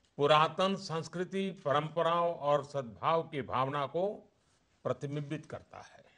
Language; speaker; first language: Hindi; non-native, local second language; Gujarati